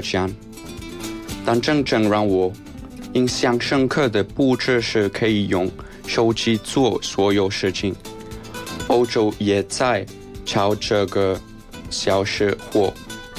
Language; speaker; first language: Chinese; non-native, fluent; Spanish